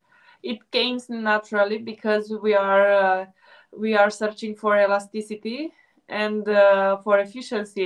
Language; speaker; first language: English; non-native, fluent; Romanian